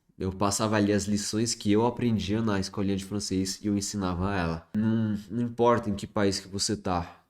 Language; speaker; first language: Portuguese; early bilingual, other home language; French